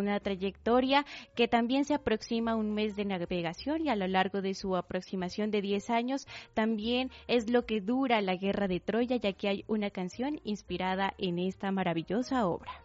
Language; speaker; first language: Spanish; native; Spanish